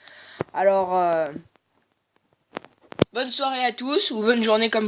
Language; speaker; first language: French; native; French